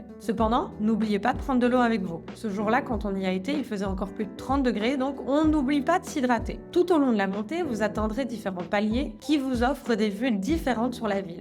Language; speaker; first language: French; native; French